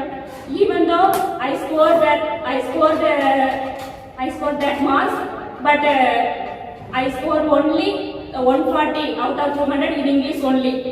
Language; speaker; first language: English; non-native, learner; Tamil